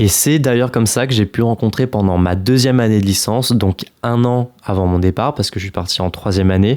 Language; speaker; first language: French; native; French